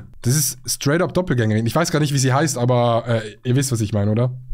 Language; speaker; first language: German; native; German